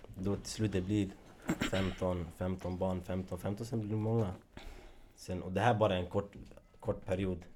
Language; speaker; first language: Swedish; early bilingual, other home language; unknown